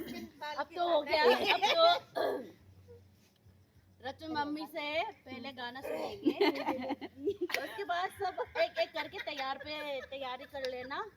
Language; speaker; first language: Hindi; non-native, local second language; Rongmei Naga